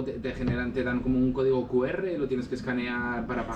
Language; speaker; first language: Spanish; native; Spanish